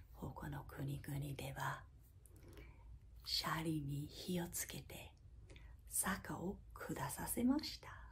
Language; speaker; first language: Japanese; non-native, fluent; English